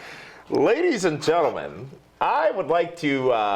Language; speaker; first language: English; native; English